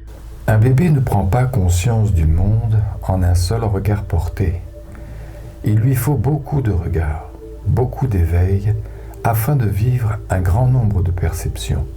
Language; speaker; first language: French; native; French